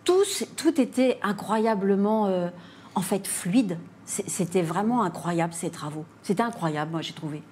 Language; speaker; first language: French; native; French